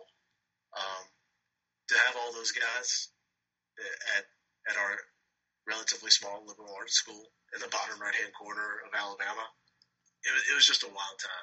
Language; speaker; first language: English; native; English